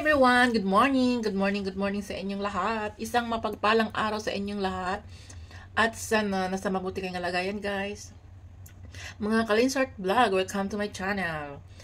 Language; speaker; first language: Filipino; native; Filipino